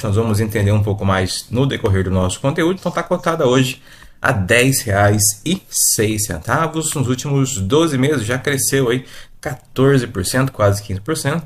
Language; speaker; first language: Portuguese; native; Portuguese